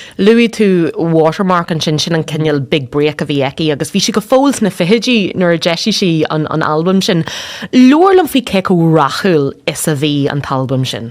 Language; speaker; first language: Irish; native; Irish